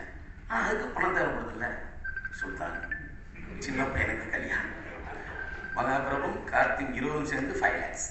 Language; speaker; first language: Tamil; native; Tamil